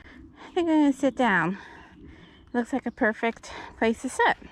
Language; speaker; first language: English; native; English